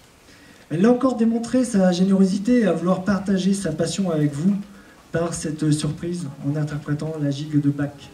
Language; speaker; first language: French; native; French